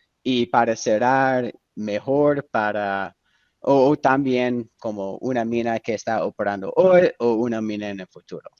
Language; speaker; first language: Spanish; non-native, fluent; English